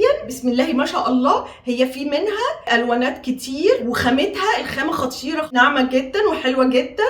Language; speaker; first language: Arabic; native; Arabic